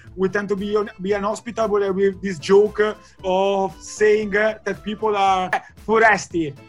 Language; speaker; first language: English; non-native, fluent; Italian